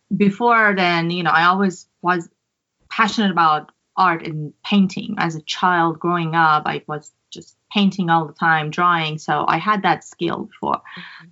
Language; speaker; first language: English; non-native, fluent; Persian